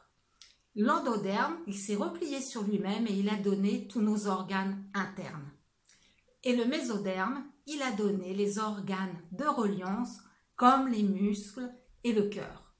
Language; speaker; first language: French; native; French